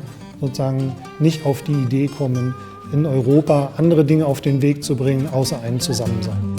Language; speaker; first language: German; native; German